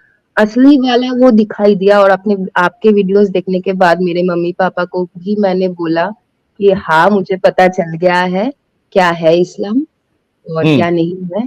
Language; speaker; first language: Hindi; non-native, local second language; Bangla